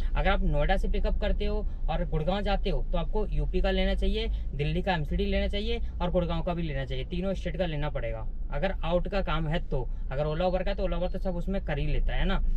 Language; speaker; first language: Hindi; native; Hindi